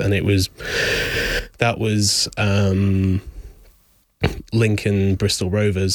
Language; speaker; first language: English; native; English